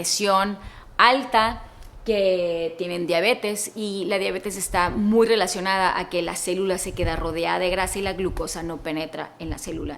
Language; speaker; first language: Spanish; native; Spanish